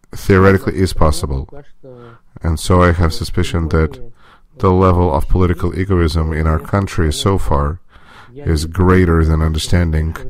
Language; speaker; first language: English; non-native, fluent; Russian